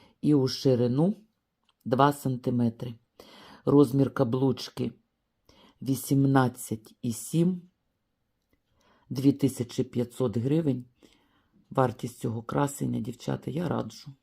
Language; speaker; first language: Ukrainian; native; Ukrainian